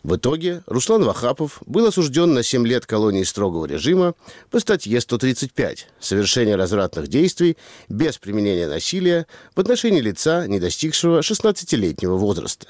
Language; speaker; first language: Russian; native; Russian